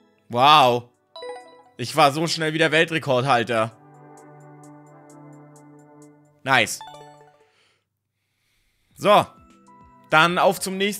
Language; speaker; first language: German; native; German